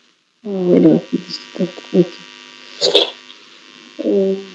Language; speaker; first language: English; non-native, learner; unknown